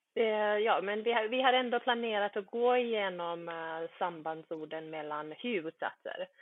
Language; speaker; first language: Swedish; early bilingual, other home language; Bosnian